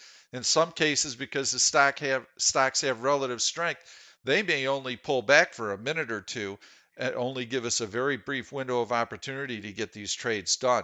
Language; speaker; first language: English; native; English